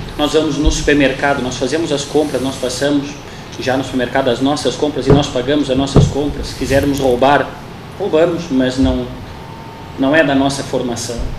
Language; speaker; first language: Portuguese; native; Portuguese